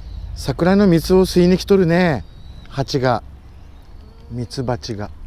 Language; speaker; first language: Japanese; native; Japanese